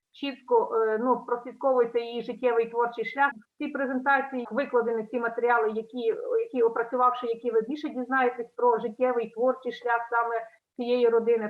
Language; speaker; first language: Ukrainian; native; Ukrainian